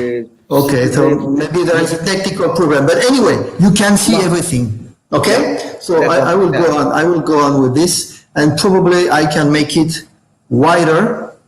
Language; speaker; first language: English; non-native, fluent; French